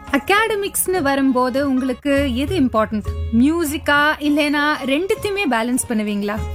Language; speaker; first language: Tamil; native; Tamil